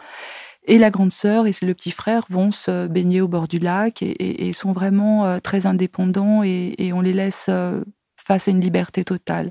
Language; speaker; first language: French; native; French